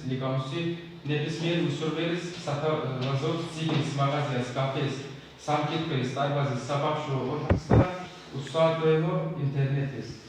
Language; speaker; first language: Georgian; non-native, local second language; Azerbaijani